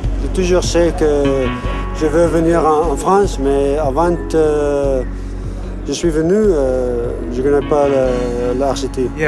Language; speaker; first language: French; non-native, learner; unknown